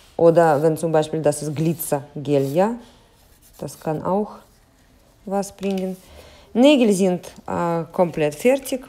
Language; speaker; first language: German; non-native, fluent; Russian